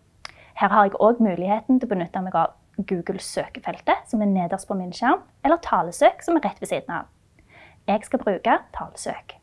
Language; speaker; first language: Norwegian; native; Norwegian